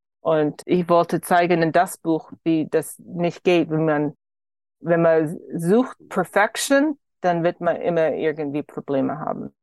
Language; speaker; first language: German; early bilingual, heritage; German